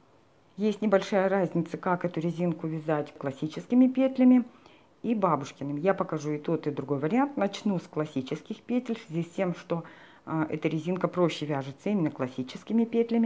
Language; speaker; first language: Russian; native; Russian